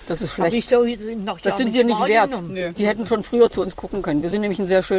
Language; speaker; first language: German; native; German